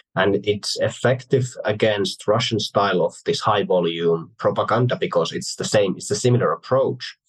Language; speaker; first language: English; non-native, fluent; Finnish